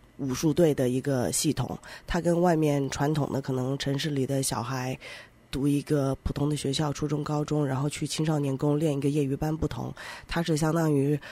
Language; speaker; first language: Chinese; native; Chinese